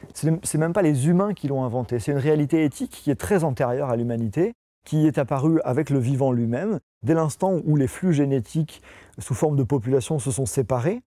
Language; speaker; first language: French; native; French